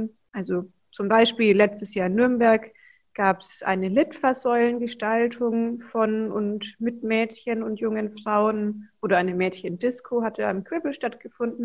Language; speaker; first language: German; native; German